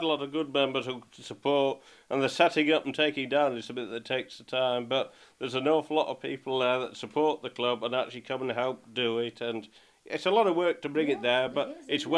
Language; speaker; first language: English; native; English